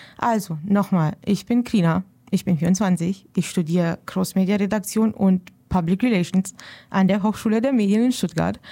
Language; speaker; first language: German; early bilingual, other home language; Romanian